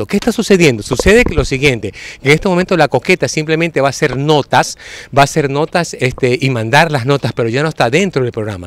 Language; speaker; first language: Spanish; native; Spanish